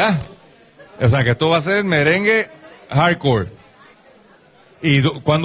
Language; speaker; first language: Spanish; native; Spanish